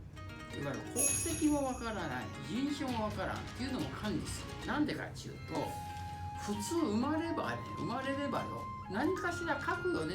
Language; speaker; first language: Japanese; native; Japanese